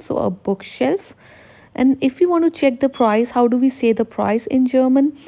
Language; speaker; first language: English; non-native, local second language; Hindi